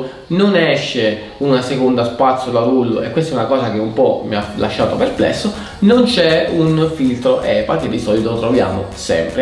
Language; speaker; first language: Italian; native; Italian